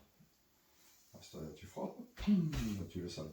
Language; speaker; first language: French; native; French